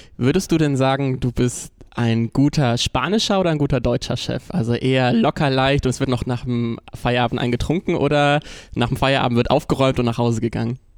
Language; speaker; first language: German; native; German